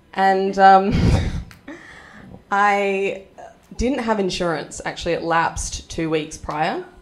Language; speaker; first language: English; native; English